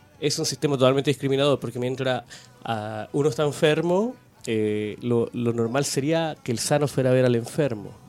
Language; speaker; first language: Spanish; native; Spanish